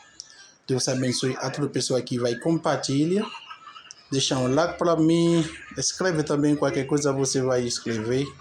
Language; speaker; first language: Portuguese; non-native, learner; Haitian Creole